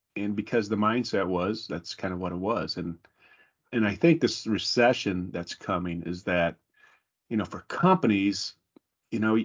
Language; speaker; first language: English; native; English